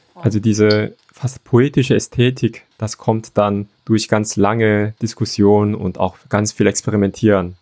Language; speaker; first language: German; non-native, fluent; Korean